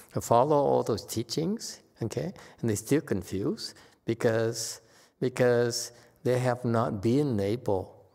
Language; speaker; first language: English; non-native, fluent; Vietnamese